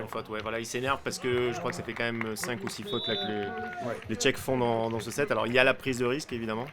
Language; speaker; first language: French; native; French